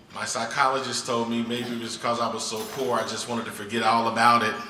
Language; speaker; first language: English; native; English